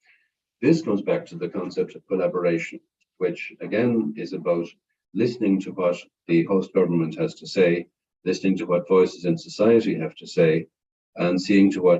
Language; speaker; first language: English; non-native, fluent; Irish